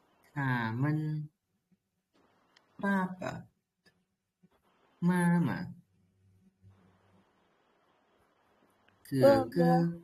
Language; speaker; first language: Chinese; non-native, learner; Khmer